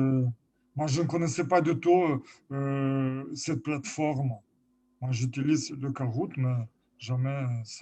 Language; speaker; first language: French; non-native, fluent; Lithuanian